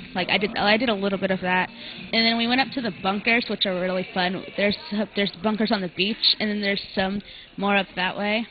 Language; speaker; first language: English; native; English